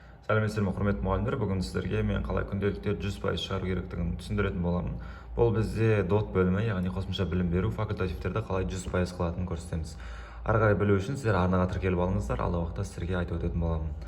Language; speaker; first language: Kazakh; native; Kazakh